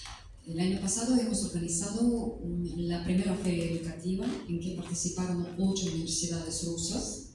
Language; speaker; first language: Spanish; non-native, fluent; Russian